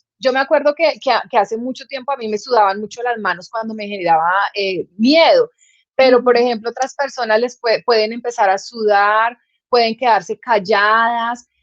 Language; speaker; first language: Spanish; native; Spanish